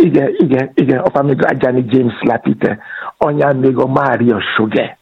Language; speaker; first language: Hungarian; non-native, fluent; Yoruba